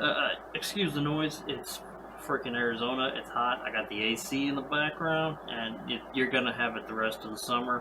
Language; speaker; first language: English; native; English